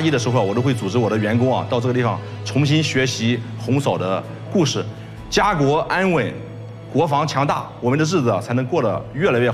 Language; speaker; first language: Chinese; native; Chinese